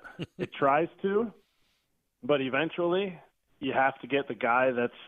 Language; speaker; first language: English; native; English